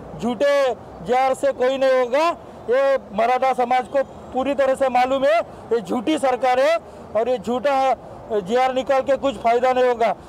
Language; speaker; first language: Hindi; non-native, local second language; Marathi